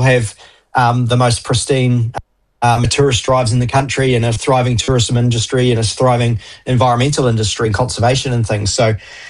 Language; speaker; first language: English; native; English